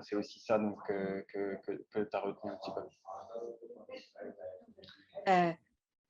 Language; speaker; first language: French; native; French